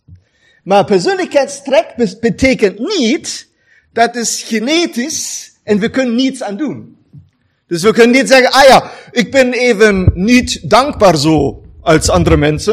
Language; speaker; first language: Dutch; non-native, fluent; German